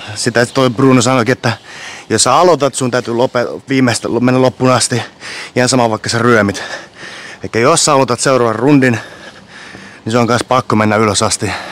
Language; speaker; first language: Finnish; native; Finnish